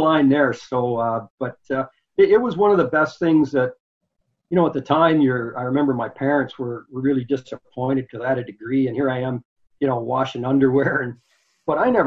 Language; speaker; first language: English; native; English